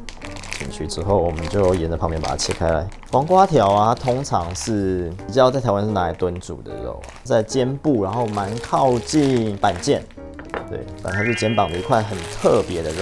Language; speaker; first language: Chinese; native; Chinese